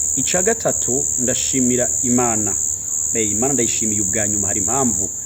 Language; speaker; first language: Rundi; native; Rundi